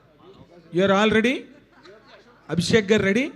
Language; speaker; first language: Telugu; native; Telugu